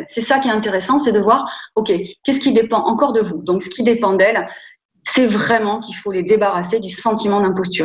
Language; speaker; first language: French; native; French